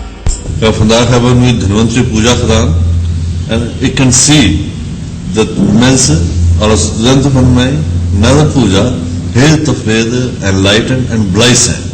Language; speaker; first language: Dutch; non-native, learner; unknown